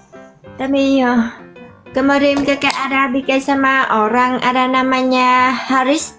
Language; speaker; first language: Indonesian; non-native, learner; Vietnamese